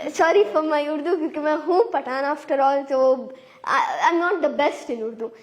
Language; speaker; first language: Urdu; native; Urdu